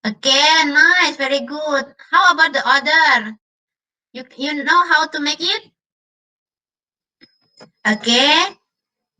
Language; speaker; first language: English; non-native, learner; Indonesian